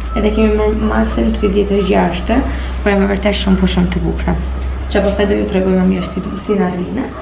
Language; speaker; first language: Albanian; early bilingual, heritage; Albanian